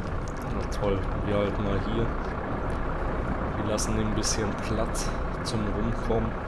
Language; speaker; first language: German; native; German